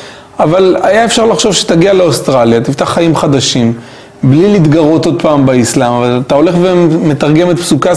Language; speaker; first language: Hebrew; native; Hebrew